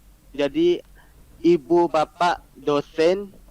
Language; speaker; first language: Indonesian; non-native, learner; Malay